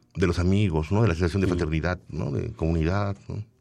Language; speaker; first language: Spanish; native; Spanish